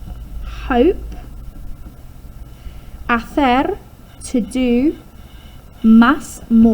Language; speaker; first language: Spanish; non-native, fluent; English